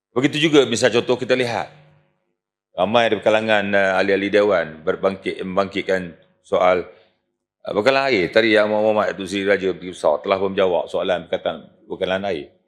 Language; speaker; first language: Malay; native; Malay